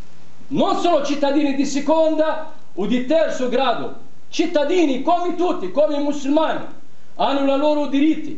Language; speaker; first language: Italian; non-native, fluent; Arabic